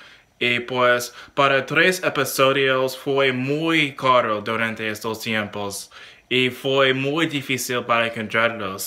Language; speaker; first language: Spanish; non-native, learner; English